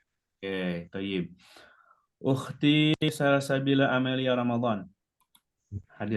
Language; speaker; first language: Indonesian; native; Indonesian